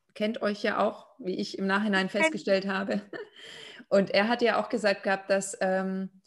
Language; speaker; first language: German; non-native, fluent; Lithuanian